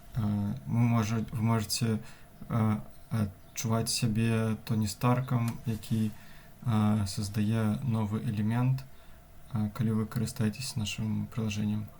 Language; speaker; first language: Belarusian; non-native, local second language; Russian